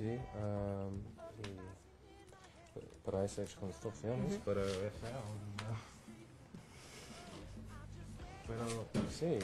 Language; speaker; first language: Spanish; non-native, learner; English